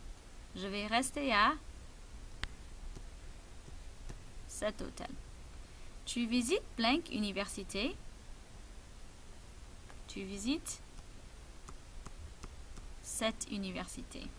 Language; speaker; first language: French; non-native, fluent; English